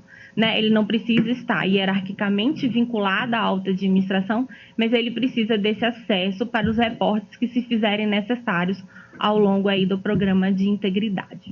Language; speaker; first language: Portuguese; native; Portuguese